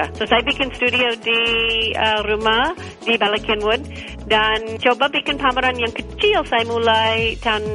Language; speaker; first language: Indonesian; non-native, learner; English